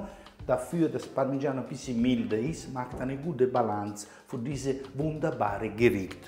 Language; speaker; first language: German; non-native, fluent; Italian